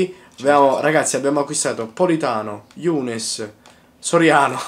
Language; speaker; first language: Italian; native; Italian